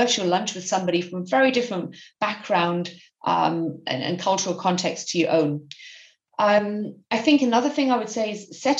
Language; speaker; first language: English; native; English